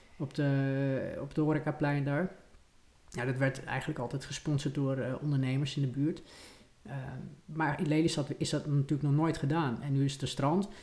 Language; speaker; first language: Dutch; native; Dutch